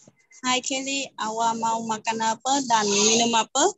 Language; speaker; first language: Indonesian; non-native, learner; Vietnamese